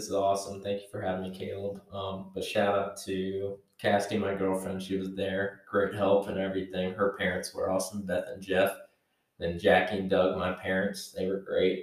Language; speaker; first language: English; native; English